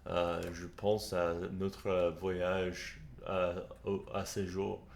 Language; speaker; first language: French; non-native, learner; English